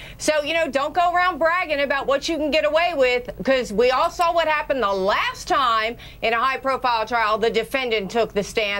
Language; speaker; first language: English; native; English